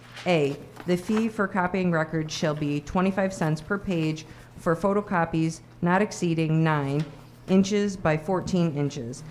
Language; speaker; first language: English; native; English